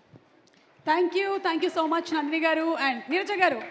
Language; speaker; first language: Telugu; native; Telugu